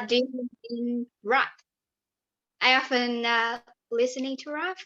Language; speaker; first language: English; non-native, learner; Vietnamese